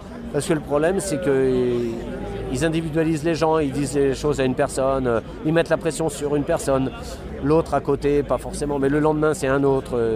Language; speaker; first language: French; native; French